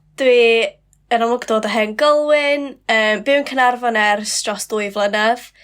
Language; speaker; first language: Welsh; non-native, local second language; English